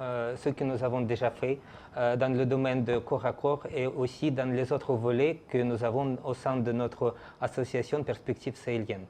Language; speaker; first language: French; non-native, fluent; Russian